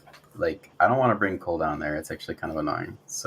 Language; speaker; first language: English; native; English